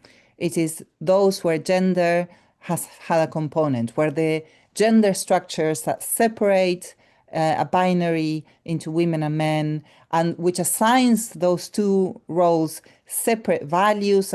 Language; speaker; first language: English; non-native, fluent; Spanish